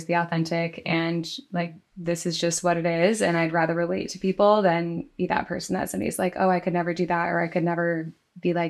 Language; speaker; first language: English; native; English